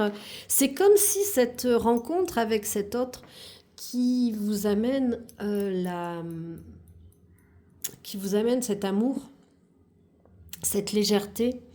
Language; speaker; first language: French; native; French